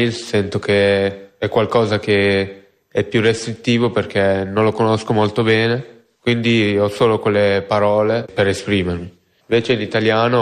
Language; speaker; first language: Italian; non-native, local second language; Tamil